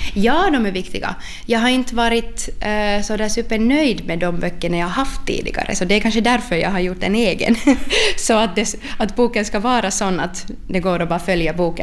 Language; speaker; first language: Swedish; non-native, local second language; Finnish